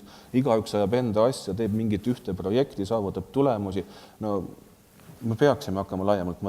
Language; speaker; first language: Estonian; native; Estonian